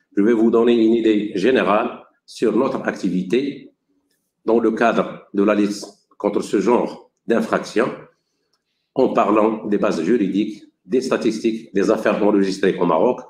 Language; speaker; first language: French; non-native, local second language; Arabic